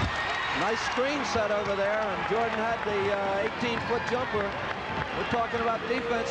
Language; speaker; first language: English; native; English